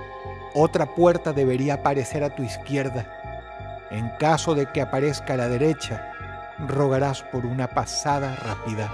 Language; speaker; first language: Spanish; native; Spanish